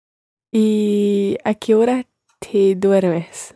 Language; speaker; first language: Spanish; non-native, learner; English